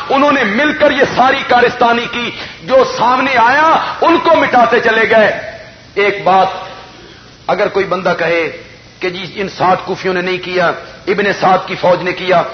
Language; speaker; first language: Urdu; non-native, local second language; Punjabi